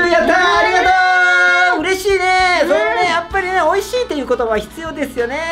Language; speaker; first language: Japanese; native; Japanese